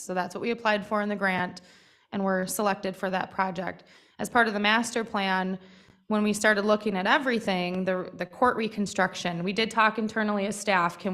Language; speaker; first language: English; native; English